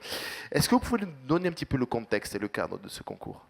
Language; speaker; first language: French; native; French